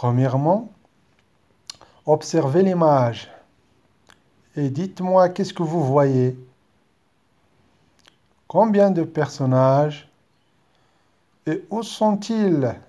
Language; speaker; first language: French; non-native, local second language; Arabic